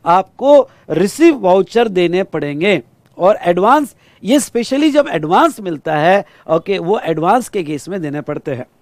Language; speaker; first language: Hindi; non-native, local second language; Marathi